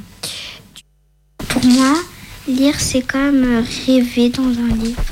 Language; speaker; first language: French; early bilingual, other home language; Arabic